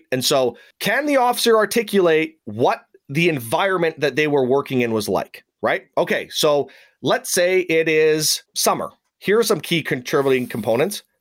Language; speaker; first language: English; native; English